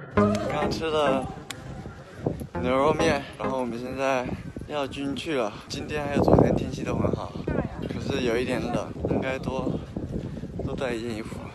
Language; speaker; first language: Chinese; early bilingual, heritage; Chinese